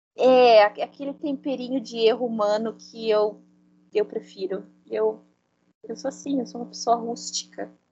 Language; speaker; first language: Portuguese; non-native, fluent; Spanish